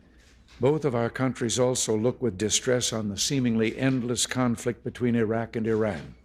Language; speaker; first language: English; native; English